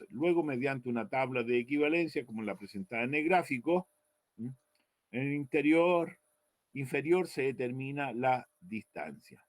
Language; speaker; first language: Spanish; native; Spanish